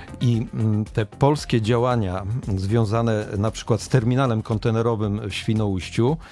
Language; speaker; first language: Polish; native; Polish